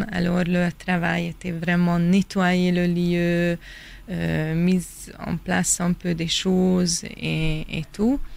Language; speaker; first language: French; non-native, fluent; Hungarian